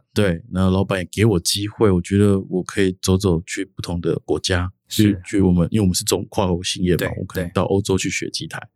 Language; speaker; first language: Chinese; native; Chinese